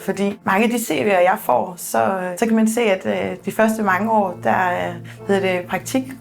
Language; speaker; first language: Danish; native; Danish